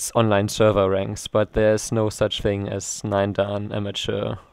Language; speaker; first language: English; non-native, fluent; German